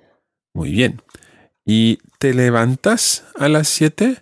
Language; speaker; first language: Spanish; non-native, fluent; English